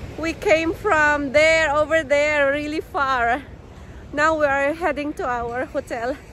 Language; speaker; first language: English; non-native, local second language; Filipino